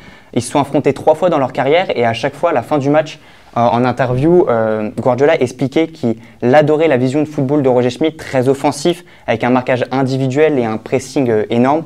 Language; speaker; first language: French; native; French